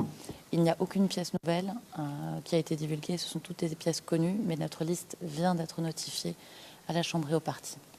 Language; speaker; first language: French; native; French